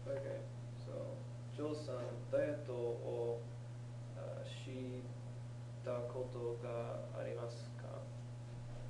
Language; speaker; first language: Japanese; non-native, learner; English